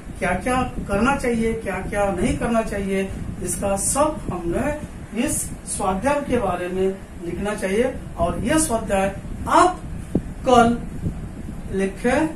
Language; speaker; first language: Hindi; non-native, local second language; Marathi